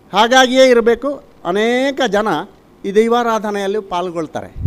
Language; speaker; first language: Kannada; non-native, local second language; Tulu